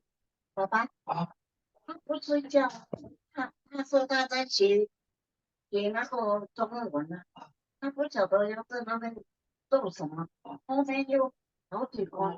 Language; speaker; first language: Chinese; early bilingual, heritage; Chinese